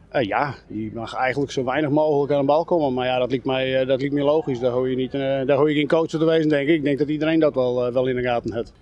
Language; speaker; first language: Dutch; non-native, local second language; Western Frisian